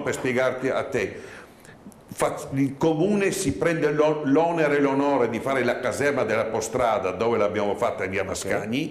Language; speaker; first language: Italian; native; Italian